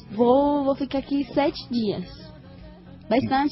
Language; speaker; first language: Portuguese; non-native, learner; Spanish